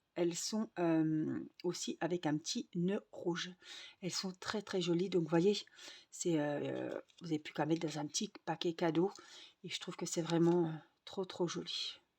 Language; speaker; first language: French; native; French